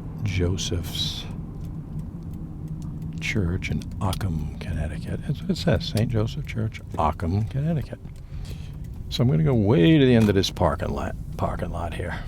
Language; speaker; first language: English; native; English